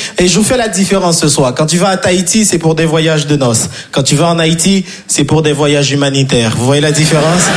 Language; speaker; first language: French; non-native, local second language; Haitian Creole